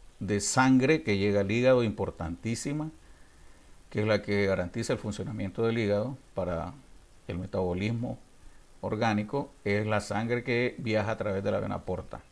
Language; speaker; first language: Spanish; native; Spanish